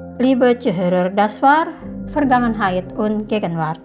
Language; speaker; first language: German; non-native, fluent; Indonesian